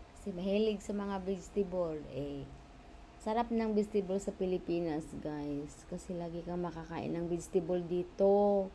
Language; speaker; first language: Filipino; non-native, local second language; Cebuano